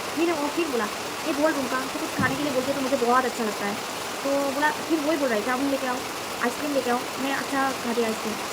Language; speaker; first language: Hindi; non-native, local second language; Bangla